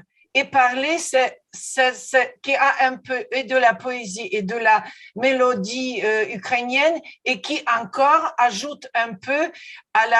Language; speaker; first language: French; non-native, fluent; Ukrainian